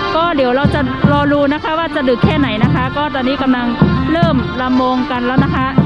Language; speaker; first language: Thai; non-native, fluent; Khün